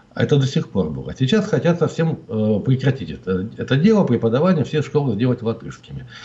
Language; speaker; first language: Russian; native; Russian